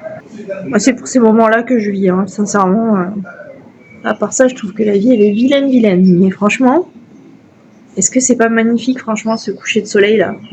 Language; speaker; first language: French; native; French